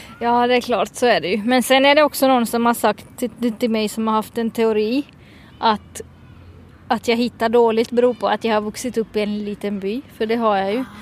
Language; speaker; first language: Swedish; native; Swedish